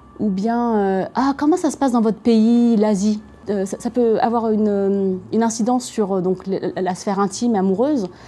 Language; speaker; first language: French; native; French